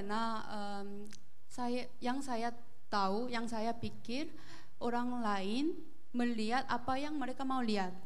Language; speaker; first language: Indonesian; non-native, learner; Korean